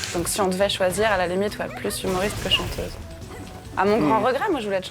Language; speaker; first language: French; native; French